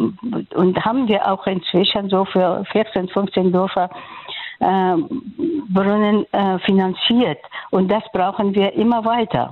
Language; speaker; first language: German; non-native, fluent; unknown